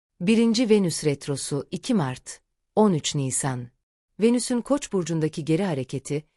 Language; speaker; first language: Turkish; native; Turkish